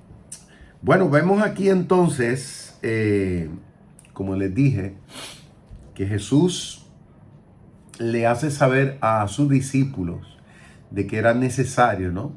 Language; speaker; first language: Spanish; native; Spanish